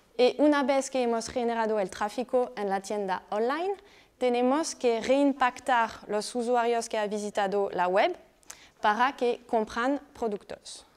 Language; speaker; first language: Spanish; non-native, fluent; French